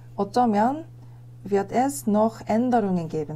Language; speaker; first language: German; non-native, fluent; Korean